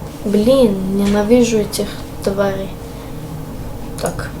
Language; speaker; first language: Russian; early bilingual, heritage; Russian